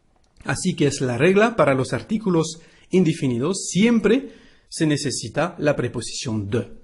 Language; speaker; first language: Spanish; non-native, fluent; French